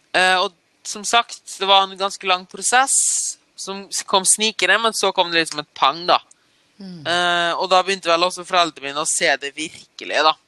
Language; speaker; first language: Norwegian; early bilingual, other home language; German